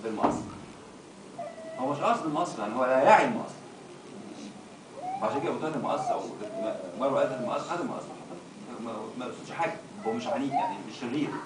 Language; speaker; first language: Arabic; native; Arabic